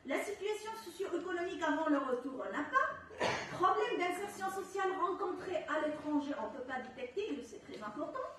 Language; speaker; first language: French; non-native, local second language; Arabic